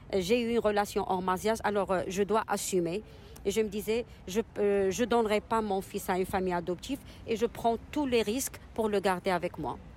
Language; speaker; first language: French; non-native, local second language; Arabic